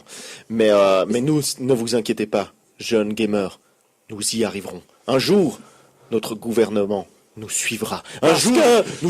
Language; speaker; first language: French; native; French